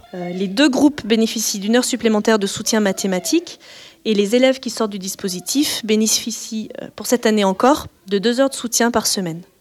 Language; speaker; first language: French; native; French